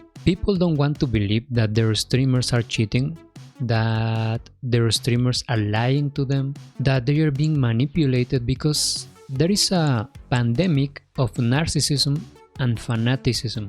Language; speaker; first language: English; non-native, fluent; Spanish